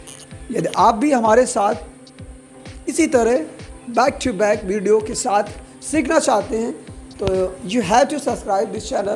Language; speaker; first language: Hindi; native; Hindi